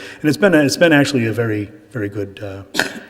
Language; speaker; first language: English; native; English